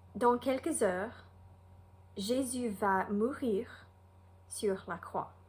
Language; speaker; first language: French; non-native, fluent; English